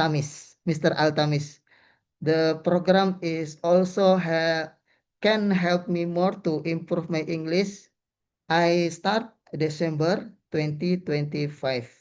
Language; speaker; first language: English; non-native, learner; Indonesian